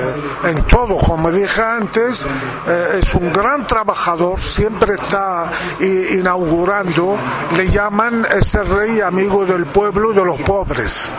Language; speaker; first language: Spanish; non-native, fluent; Arabic